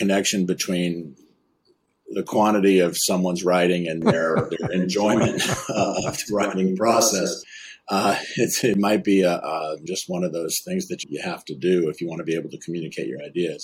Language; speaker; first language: English; native; English